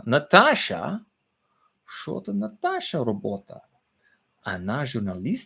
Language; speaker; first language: Russian; non-native, learner; English